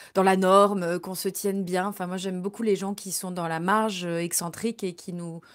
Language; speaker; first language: French; native; French